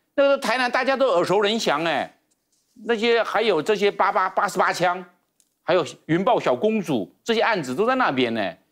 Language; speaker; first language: Chinese; native; Chinese